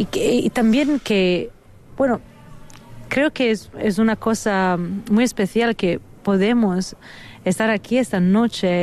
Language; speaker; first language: Spanish; non-native, fluent; Italian